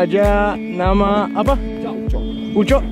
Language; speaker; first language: Indonesian; non-native, learner; Danish